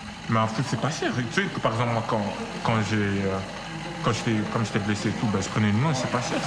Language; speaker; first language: French; native; French